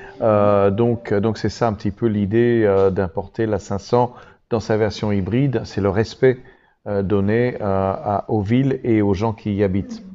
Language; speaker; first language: French; native; French